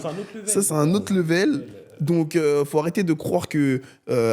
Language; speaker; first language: French; native; French